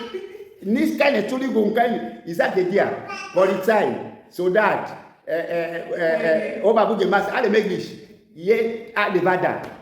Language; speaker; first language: German; non-native, learner; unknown